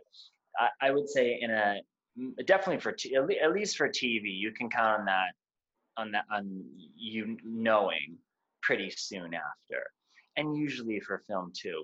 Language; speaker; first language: English; native; English